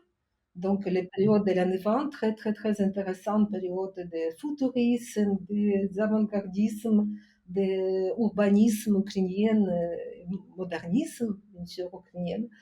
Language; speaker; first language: French; non-native, fluent; Ukrainian